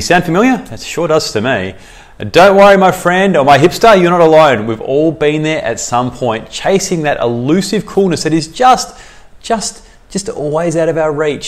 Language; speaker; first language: English; native; English